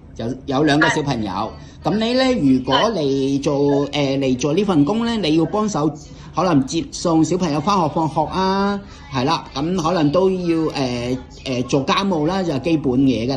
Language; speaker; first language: Cantonese; native; Cantonese